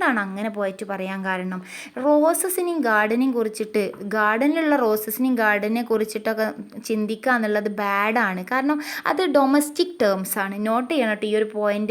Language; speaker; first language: Malayalam; native; Malayalam